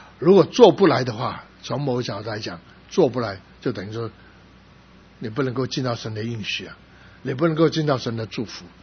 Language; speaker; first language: Chinese; non-native, local second language; Cantonese